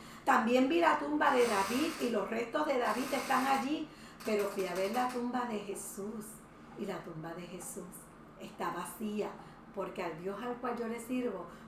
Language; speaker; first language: Spanish; native; Spanish